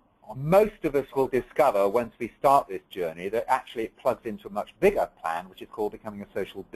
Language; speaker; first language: English; native; English